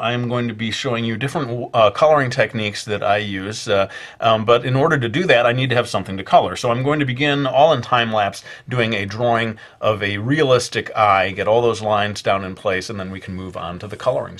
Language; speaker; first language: English; native; English